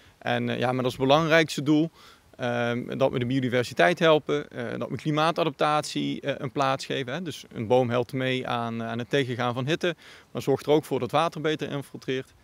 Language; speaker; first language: Dutch; native; Dutch